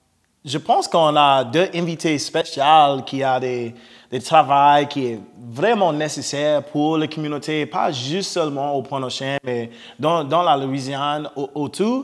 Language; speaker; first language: French; non-native, learner; English